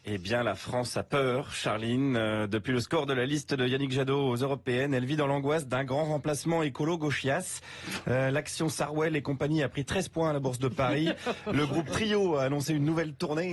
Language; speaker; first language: French; native; French